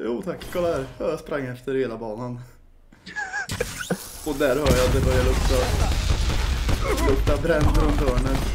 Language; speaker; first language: Swedish; native; Swedish